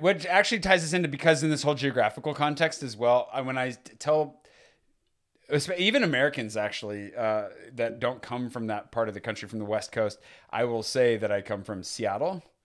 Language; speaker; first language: English; native; English